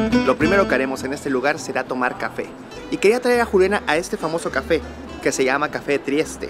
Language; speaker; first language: Spanish; native; Spanish